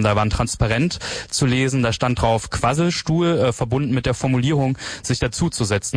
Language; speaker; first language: German; native; German